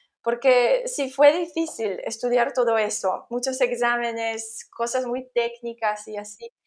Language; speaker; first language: Spanish; non-native, fluent; Polish